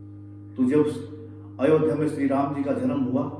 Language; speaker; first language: Hindi; native; Hindi